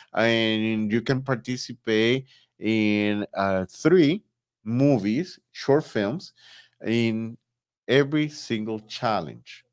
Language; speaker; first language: English; non-native, fluent; Spanish